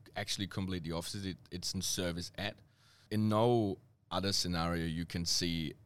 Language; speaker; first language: English; non-native, fluent; German